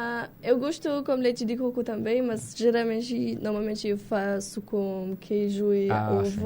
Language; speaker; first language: Portuguese; non-native, learner; German